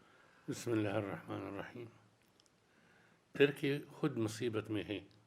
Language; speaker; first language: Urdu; non-native, learner; Arabic